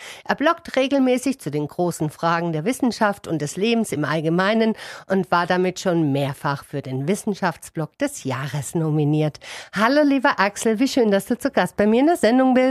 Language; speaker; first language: German; native; German